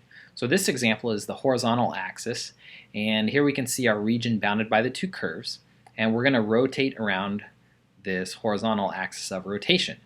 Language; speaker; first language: English; native; English